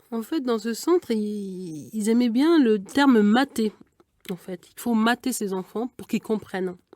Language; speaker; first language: French; early bilingual, other home language; Igbo